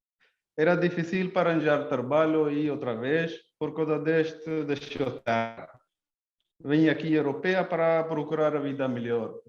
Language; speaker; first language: Portuguese; non-native, learner; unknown